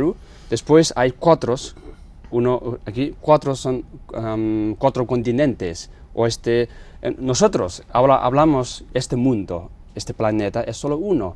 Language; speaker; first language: Spanish; non-native, learner; Tibetan